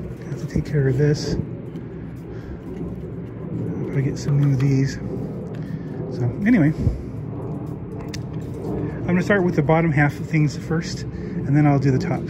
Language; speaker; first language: English; native; English